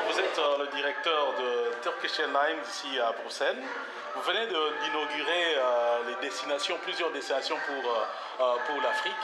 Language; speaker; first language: French; native; French